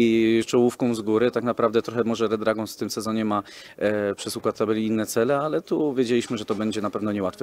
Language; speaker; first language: Polish; native; Polish